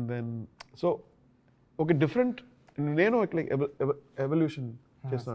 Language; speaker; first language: Telugu; non-native, learner; Tamil